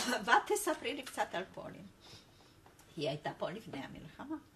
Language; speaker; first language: Hebrew; non-native, fluent; Polish